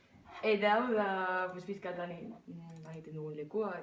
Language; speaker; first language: Basque; non-native, local second language; Spanish